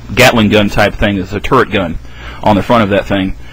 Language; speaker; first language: English; native; English